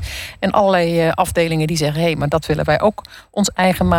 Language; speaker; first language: Dutch; native; Dutch